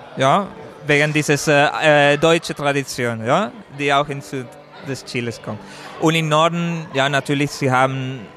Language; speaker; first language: German; non-native, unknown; Spanish